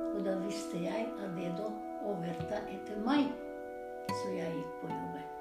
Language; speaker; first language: Norwegian; non-native, fluent; Macedonian